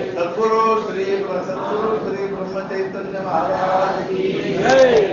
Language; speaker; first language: Hindi; non-native, local second language; Kannada